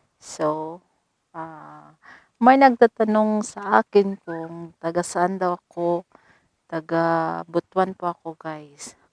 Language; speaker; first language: Filipino; non-native, local second language; Cebuano